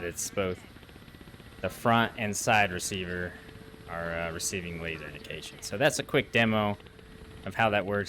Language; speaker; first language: English; native; English